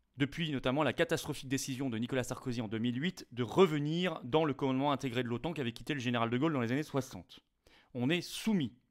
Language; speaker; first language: French; native; French